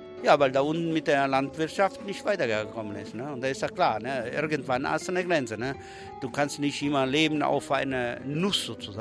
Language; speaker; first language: German; non-native, fluent; Italian